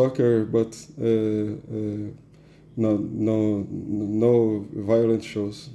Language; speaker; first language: English; non-native, learner; Portuguese